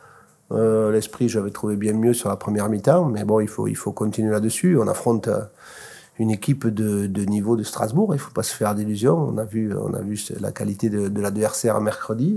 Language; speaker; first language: French; native; French